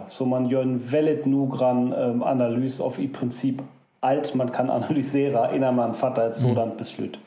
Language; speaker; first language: Swedish; non-native, fluent; German